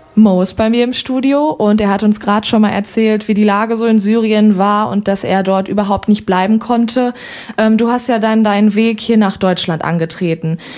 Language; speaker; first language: German; native; German